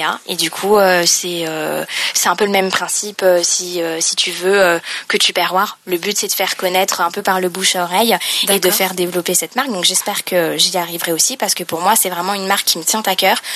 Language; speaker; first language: French; native; French